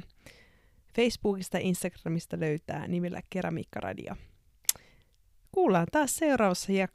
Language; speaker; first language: Finnish; native; Finnish